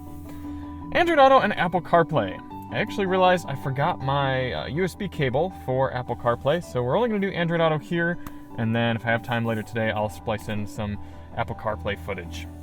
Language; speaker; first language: English; native; English